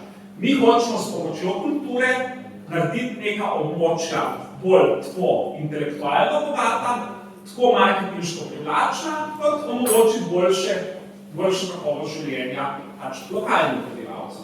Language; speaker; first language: Slovenian; native; Slovenian